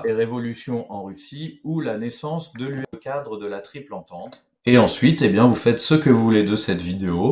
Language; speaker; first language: French; native; French